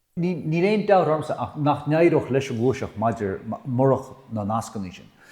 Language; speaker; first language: Irish; native; Irish